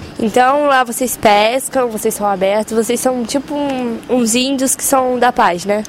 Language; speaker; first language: Portuguese; native; Portuguese